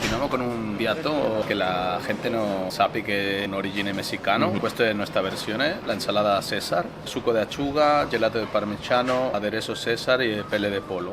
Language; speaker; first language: Italian; non-native, learner; Spanish